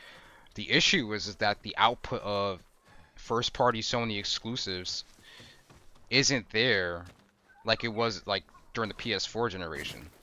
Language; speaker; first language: English; native; English